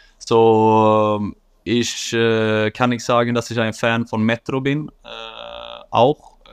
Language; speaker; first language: German; non-native, fluent; Swedish